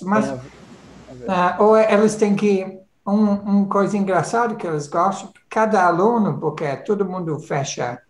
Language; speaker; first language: Portuguese; non-native, fluent; English